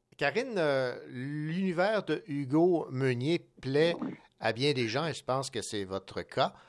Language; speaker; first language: French; native; French